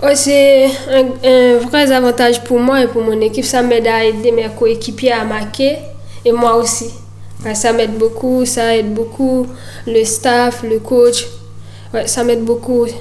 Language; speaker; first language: French; native; French